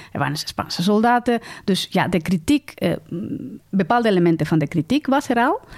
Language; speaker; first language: Dutch; non-native, fluent; Spanish